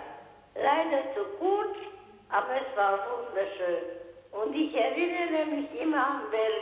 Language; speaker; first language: German; non-native, local second language; Hungarian